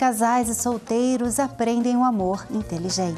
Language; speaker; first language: Portuguese; native; Portuguese